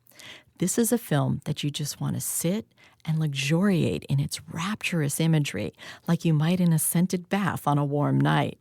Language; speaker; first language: English; native; English